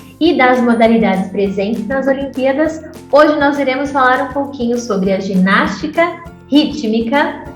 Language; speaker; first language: Portuguese; native; Portuguese